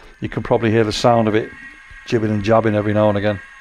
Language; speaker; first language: English; native; English